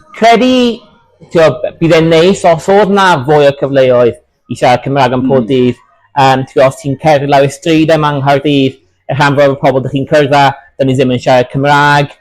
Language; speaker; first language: Welsh; non-native, local second language; English